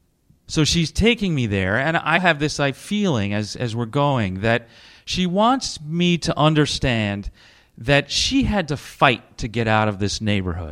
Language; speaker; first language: English; native; English